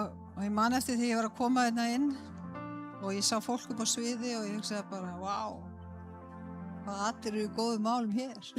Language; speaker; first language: Icelandic; native; Icelandic